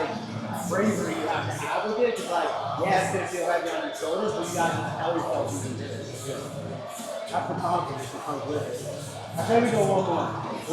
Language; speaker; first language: English; native; English